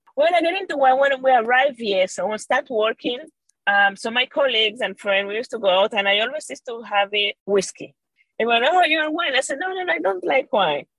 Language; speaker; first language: English; non-native, fluent; Spanish